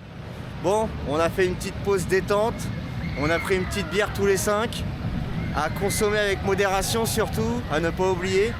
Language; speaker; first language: French; native; French